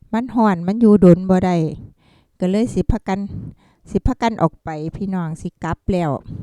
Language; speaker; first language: Thai; native; Thai